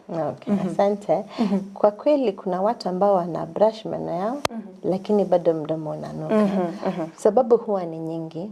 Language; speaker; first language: Swahili; non-native, local second language; Kamba